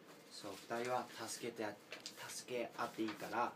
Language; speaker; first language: Japanese; native; Japanese